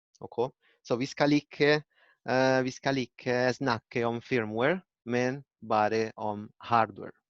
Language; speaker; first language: Norwegian; non-native, learner; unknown